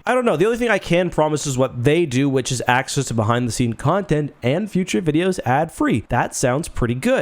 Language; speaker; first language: English; native; English